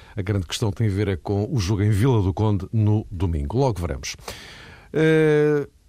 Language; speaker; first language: Portuguese; native; Portuguese